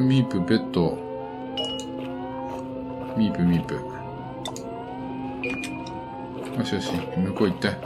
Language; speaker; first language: Japanese; native; Japanese